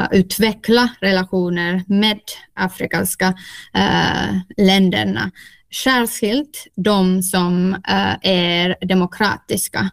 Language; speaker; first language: Swedish; non-native, local second language; Finnish